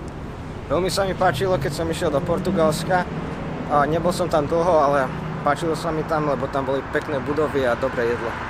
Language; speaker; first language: Slovak; non-native, fluent; English